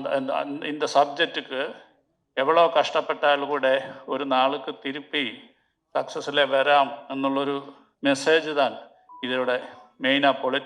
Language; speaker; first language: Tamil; non-native, learner; Malayalam